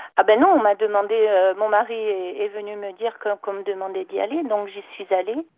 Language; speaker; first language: French; native; French